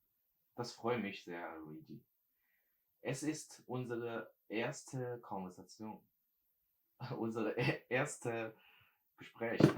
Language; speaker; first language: German; non-native, learner; Chinese